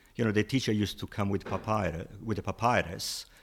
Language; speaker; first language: English; non-native, fluent; Italian